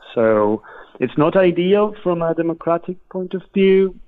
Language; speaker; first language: English; non-native, fluent; Spanish